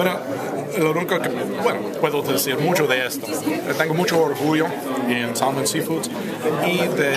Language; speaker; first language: Spanish; non-native, fluent; English